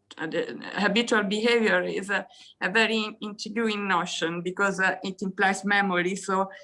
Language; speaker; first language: English; non-native, fluent; Italian